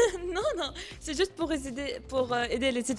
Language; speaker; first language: French; non-native, fluent; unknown